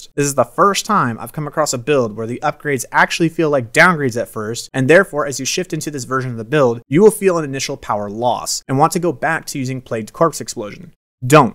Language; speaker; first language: English; native; English